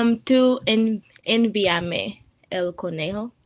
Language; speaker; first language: Spanish; non-native, learner; English